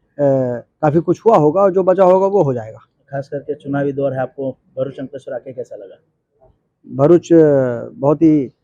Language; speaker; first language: Hindi; native; Hindi